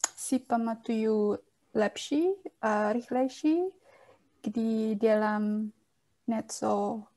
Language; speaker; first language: Czech; non-native, learner; Indonesian